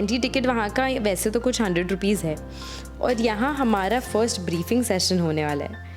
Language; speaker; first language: Hindi; native; Hindi